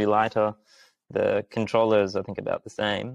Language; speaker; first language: English; early bilingual, other home language; Sinhala